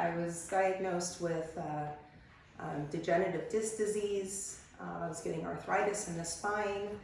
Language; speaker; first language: English; native; English